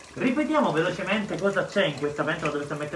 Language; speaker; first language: Italian; native; Italian